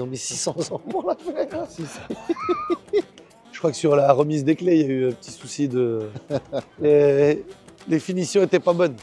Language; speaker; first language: French; native; French